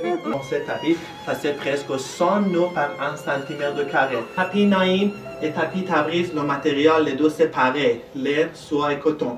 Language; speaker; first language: French; non-native, learner; Persian